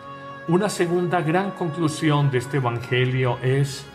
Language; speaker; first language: Spanish; native; Spanish